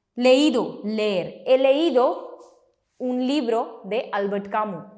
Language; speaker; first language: Spanish; non-native, fluent; Hindi